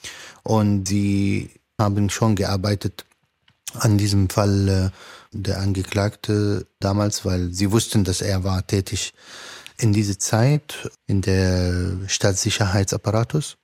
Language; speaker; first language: German; non-native, fluent; Arabic